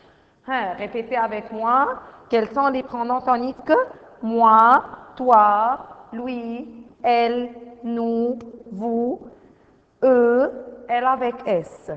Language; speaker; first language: French; non-native, fluent; Arabic